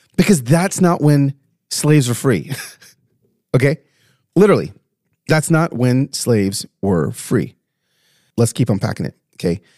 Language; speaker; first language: English; native; English